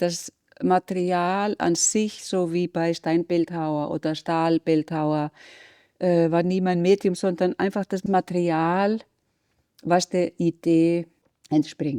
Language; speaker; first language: German; non-native, fluent; Icelandic